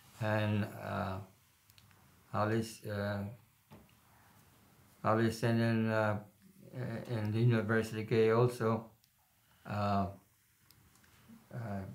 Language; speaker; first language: English; non-native, learner; German